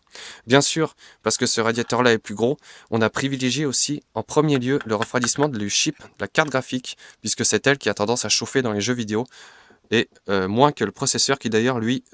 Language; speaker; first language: French; native; French